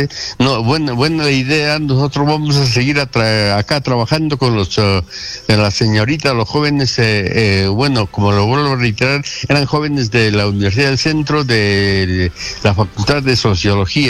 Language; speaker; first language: Spanish; native; Spanish